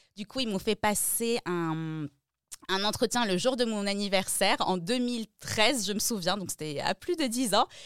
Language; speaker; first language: French; native; French